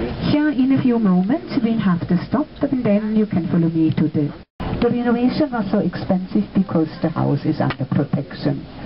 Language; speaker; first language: English; non-native, fluent; German